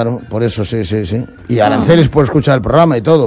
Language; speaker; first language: Spanish; native; Spanish